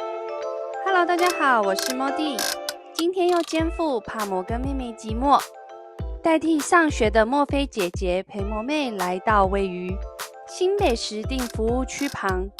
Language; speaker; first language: Chinese; native; Chinese